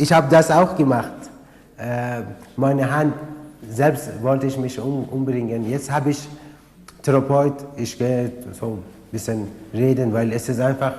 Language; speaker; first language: German; non-native, learner; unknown